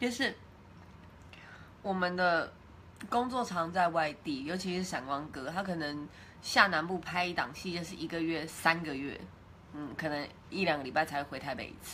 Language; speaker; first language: Chinese; native; Chinese